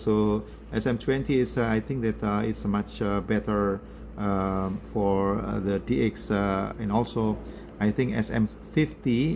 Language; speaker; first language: English; non-native, learner; Indonesian